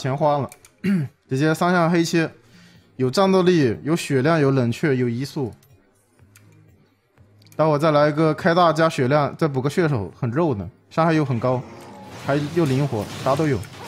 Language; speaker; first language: Chinese; native; Chinese